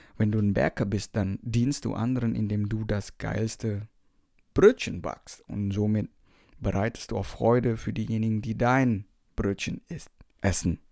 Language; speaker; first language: German; non-native, fluent; Indonesian